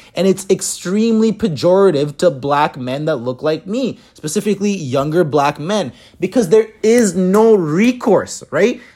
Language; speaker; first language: English; native; English